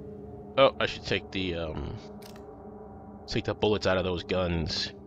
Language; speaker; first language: English; native; English